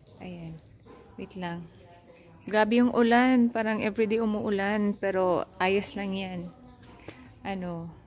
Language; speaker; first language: Filipino; non-native, local second language; Cebuano